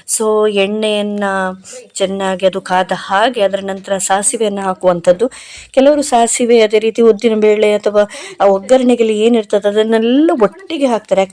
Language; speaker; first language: Kannada; non-native, local second language; Konkani